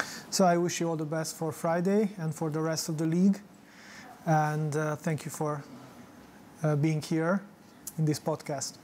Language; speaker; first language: English; non-native, fluent; Hungarian